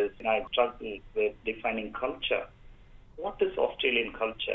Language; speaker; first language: English; non-native, local second language; Tamil